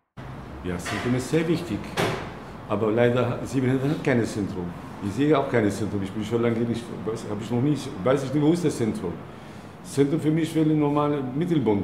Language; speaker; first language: German; non-native, learner; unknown